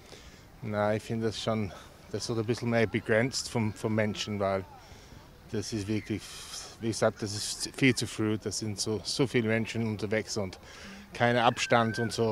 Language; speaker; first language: German; non-native, fluent; English